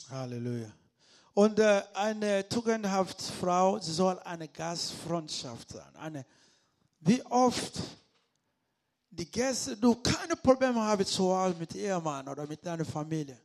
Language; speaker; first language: German; non-native, learner; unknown